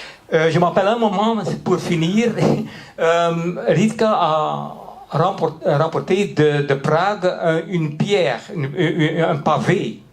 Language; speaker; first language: French; non-native, local second language; Dutch